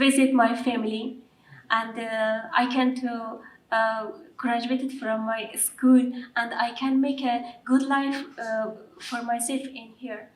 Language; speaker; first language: English; non-native, learner; Persian